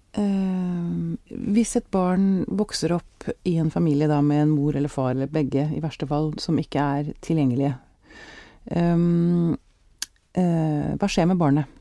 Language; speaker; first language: Norwegian; native; Norwegian